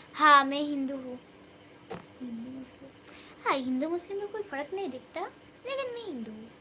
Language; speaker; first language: Hindi; non-native, local second language; Bangla